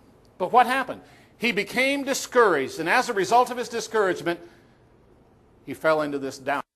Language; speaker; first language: English; native; English